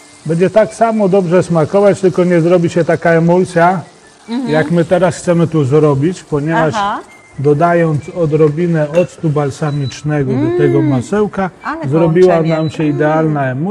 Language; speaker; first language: Polish; native; Polish